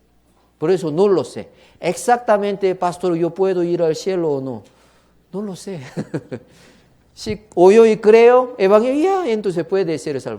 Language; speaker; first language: Spanish; non-native, learner; Korean